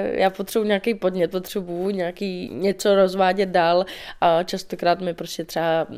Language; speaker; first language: Czech; native; Czech